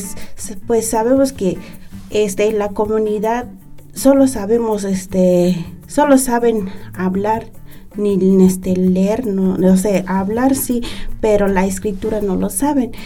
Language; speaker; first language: Spanish; non-native, local second language; Tzeltal